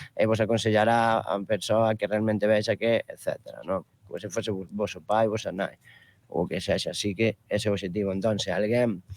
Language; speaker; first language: Galician; non-native, local second language; Spanish